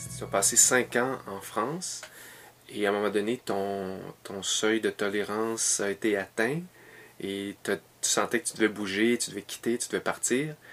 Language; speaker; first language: French; native; French